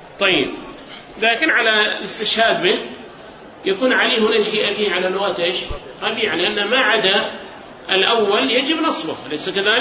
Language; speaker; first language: Arabic; native; Arabic